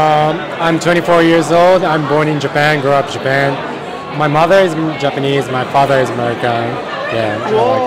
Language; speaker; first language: English; non-native, learner; Japanese